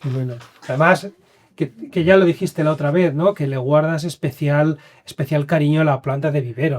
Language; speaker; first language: Spanish; native; Spanish